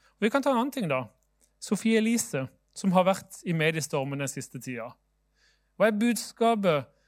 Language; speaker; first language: Norwegian; native; Norwegian